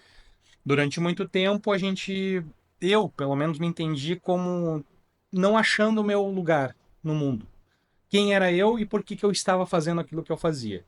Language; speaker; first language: Portuguese; native; Portuguese